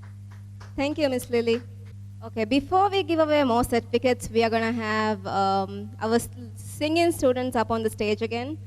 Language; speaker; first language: English; non-native, local second language; Divehi